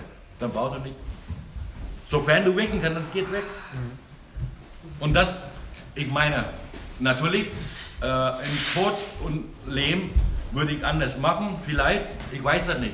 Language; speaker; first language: German; non-native, learner; Thai